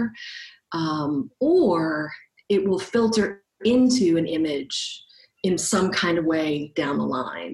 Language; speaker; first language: English; native; English